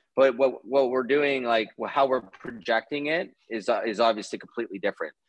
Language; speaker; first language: English; native; English